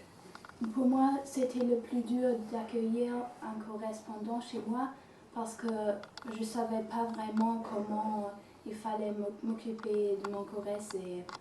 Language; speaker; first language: French; non-native, fluent; German